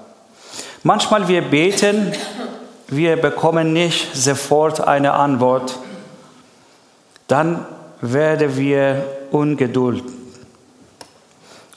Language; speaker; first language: German; non-native, learner; Persian